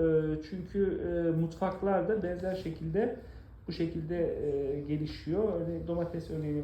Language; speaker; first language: Turkish; native; Turkish